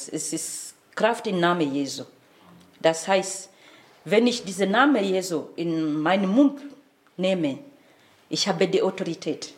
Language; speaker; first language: German; non-native, fluent; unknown